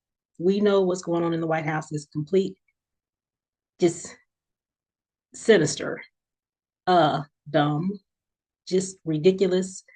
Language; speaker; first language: English; native; English